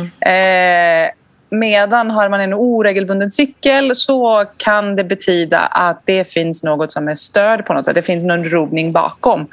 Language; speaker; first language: Swedish; non-native, fluent; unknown